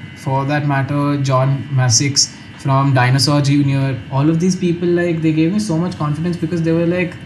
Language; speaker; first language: English; non-native, local second language; Hindi